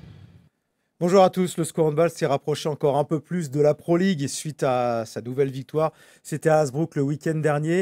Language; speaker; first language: French; native; French